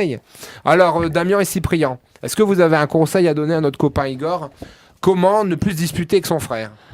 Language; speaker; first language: French; native; French